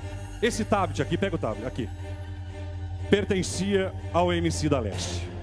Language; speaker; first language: Portuguese; native; Portuguese